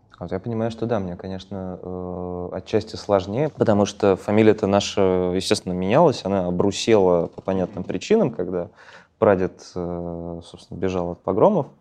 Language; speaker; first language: Russian; native; Russian